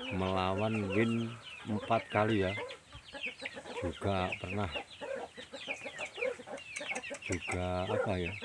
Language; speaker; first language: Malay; non-native, local second language; Javanese